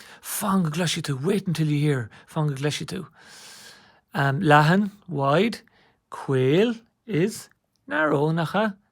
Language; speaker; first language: Irish; native; Irish